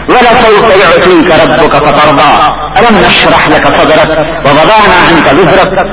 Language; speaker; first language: Urdu; non-native, local second language; Punjabi